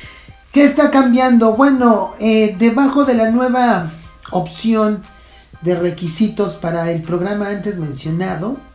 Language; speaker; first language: Spanish; native; Spanish